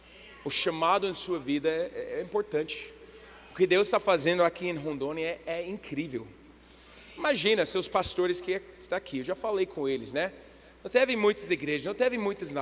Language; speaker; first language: Portuguese; non-native, learner; English